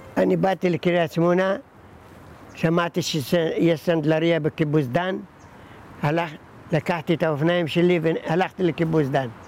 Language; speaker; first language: Hebrew; early bilingual, other home language; Arabic